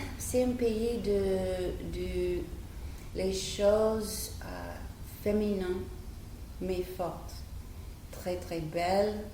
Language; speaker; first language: French; non-native, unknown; English